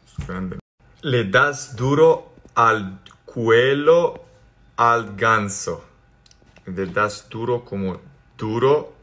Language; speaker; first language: Spanish; non-native, learner; Serbian